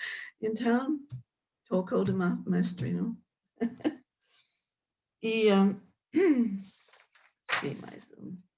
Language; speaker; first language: Portuguese; non-native, learner; English